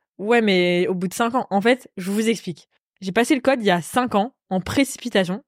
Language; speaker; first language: French; early bilingual, other home language; English